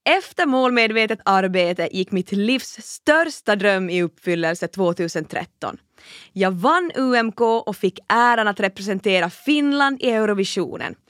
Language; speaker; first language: Swedish; native; Swedish